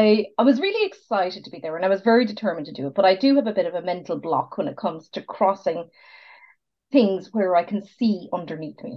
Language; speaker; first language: English; native; English